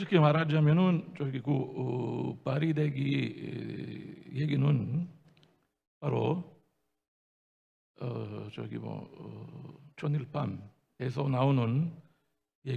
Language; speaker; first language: Korean; non-native, fluent; Italian